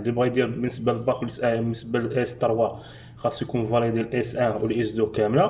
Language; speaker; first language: Arabic; native; Arabic